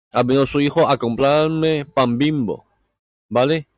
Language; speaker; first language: Spanish; non-native, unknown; Chinese